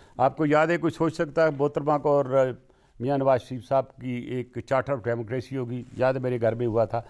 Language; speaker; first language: Urdu; non-native, local second language; Punjabi